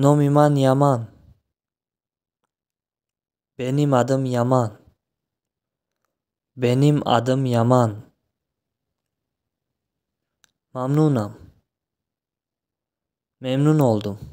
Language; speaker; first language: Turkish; non-native, fluent; Tajik